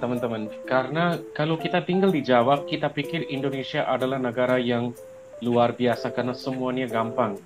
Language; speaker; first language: Indonesian; non-native, fluent; Hindi